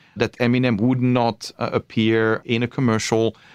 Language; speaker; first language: English; non-native, fluent; French